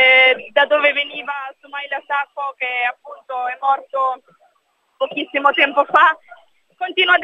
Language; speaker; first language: Italian; native; Italian